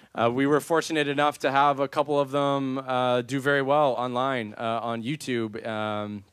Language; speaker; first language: English; native; English